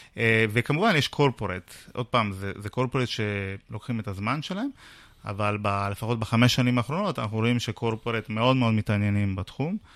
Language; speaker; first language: Hebrew; non-native, fluent; Italian